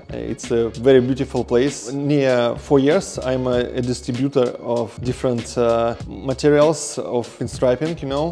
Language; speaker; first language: English; non-native, learner; Russian